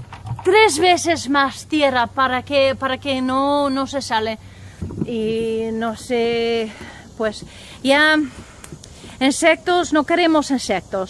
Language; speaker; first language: Spanish; non-native, learner; English